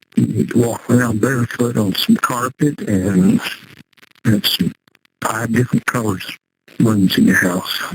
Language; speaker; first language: English; native; English